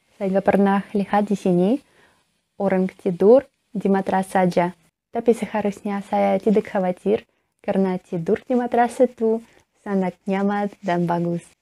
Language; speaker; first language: Indonesian; non-native, learner; Russian